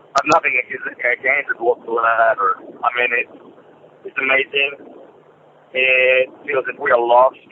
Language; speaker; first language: English; non-native, fluent; Polish